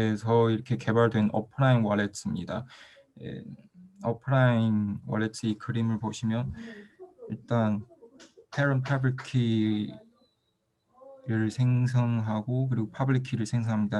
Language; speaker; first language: Korean; non-native, fluent; Chinese